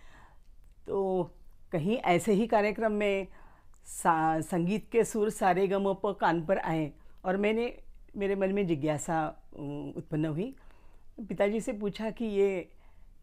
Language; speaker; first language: Hindi; native; Hindi